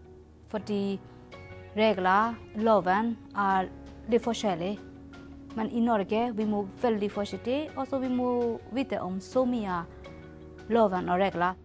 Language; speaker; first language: Norwegian; non-native, learner; Burmese